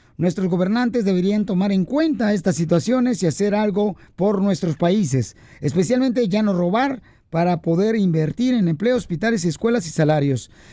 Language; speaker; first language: Spanish; native; Spanish